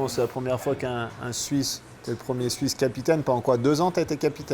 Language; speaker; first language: French; native; French